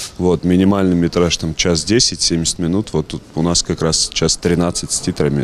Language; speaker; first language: Russian; native; Russian